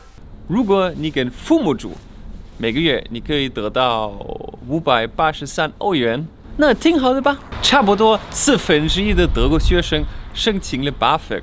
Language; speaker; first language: Chinese; non-native, fluent; German